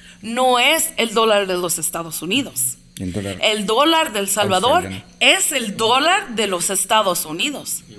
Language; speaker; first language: Spanish; early bilingual, heritage; Spanish